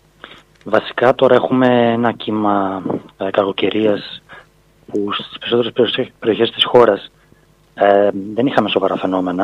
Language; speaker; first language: Greek; native; Greek